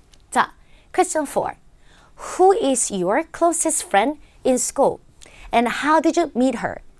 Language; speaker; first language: English; non-native, fluent; Korean